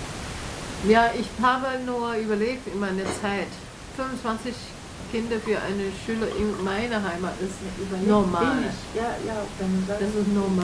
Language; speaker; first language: German; non-native, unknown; Chinese